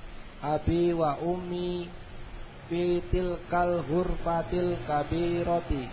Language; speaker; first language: Arabic; non-native, learner; Indonesian